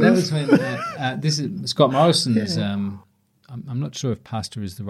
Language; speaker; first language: English; native; English